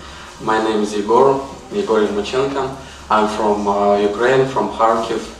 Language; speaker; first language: English; non-native, learner; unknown